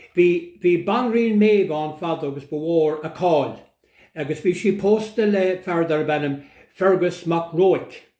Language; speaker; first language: Irish; native; Irish